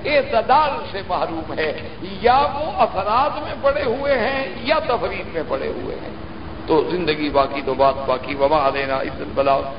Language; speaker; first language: Urdu; native; Urdu